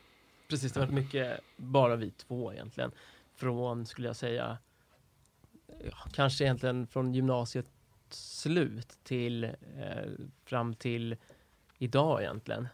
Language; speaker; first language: Swedish; native; Swedish